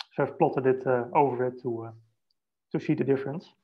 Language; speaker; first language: English; non-native, fluent; Dutch